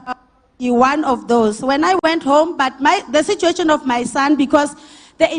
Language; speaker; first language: English; non-native, local second language; Northern Sotho